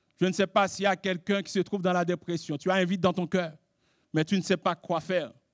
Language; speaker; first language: French; non-native, local second language; Haitian Creole